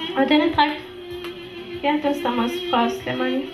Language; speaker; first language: Danish; early bilingual, other home language; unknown